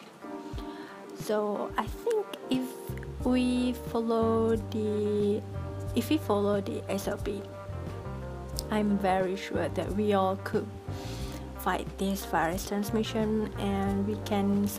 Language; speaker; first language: English; non-native, local second language; Malay